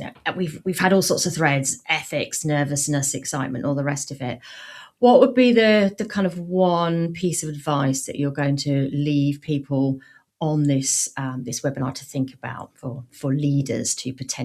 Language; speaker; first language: English; native; English